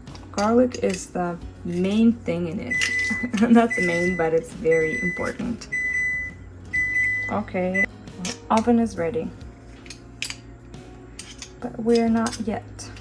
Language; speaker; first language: English; non-native, fluent; Russian